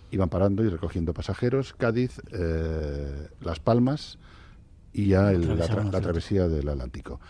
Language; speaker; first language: Spanish; native; Spanish